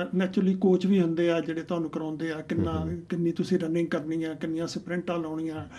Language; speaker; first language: Punjabi; native; Punjabi